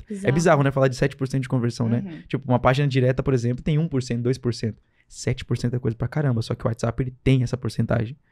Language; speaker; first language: Portuguese; native; Portuguese